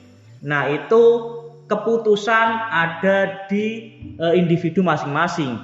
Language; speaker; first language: Indonesian; native; Indonesian